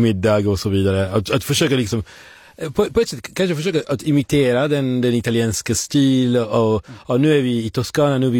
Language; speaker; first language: Swedish; non-native, fluent; Italian